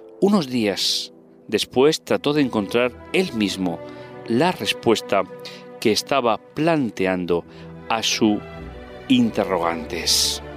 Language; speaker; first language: Spanish; native; Spanish